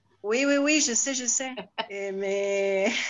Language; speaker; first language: French; non-native, fluent; Spanish